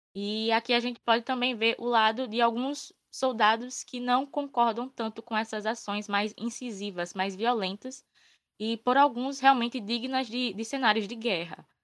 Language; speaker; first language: Portuguese; native; Portuguese